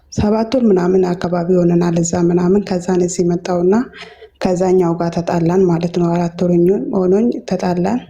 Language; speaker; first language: Amharic; non-native, local second language; Oromo